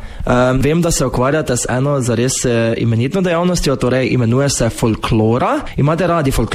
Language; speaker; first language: Slovenian; native; Slovenian